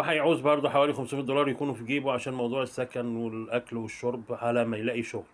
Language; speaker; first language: Arabic; native; Arabic